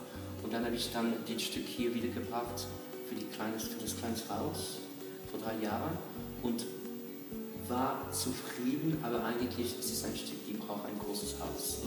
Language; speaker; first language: German; non-native, fluent; French